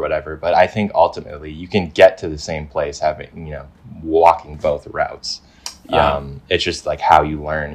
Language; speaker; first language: English; native; English